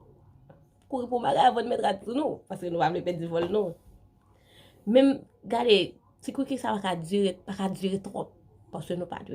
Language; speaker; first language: French; non-native, learner; Haitian Creole